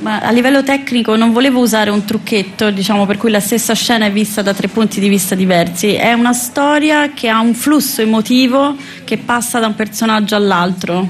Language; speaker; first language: Italian; native; Italian